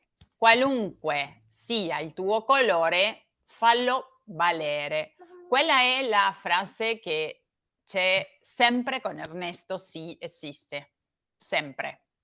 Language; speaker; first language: Italian; non-native, learner; Spanish